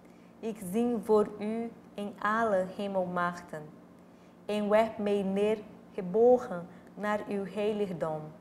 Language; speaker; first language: Dutch; non-native, fluent; Portuguese